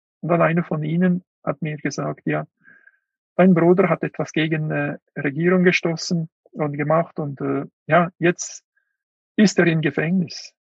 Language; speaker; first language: German; non-native, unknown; Uyghur